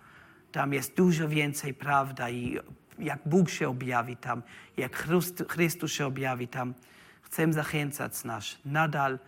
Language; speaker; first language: Polish; non-native, learner; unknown